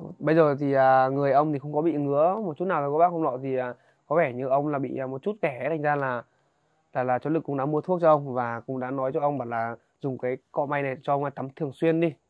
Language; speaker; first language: Vietnamese; non-native, local second language; Hmong